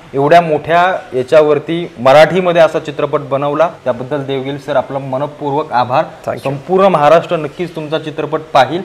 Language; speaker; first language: Marathi; native; Marathi